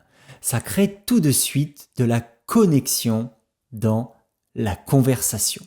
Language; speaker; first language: French; native; French